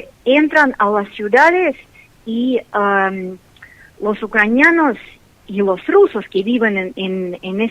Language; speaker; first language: Spanish; non-native, fluent; Russian